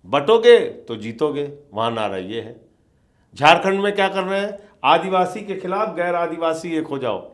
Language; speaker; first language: Hindi; native; Hindi